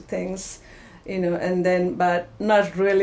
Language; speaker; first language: English; non-native, local second language; Nepali